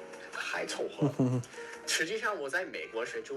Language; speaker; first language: Chinese; non-native, fluent; English